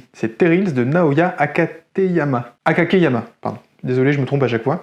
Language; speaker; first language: French; native; French